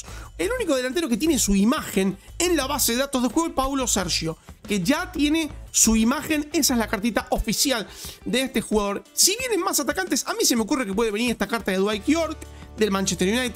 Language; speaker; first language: Spanish; native; Spanish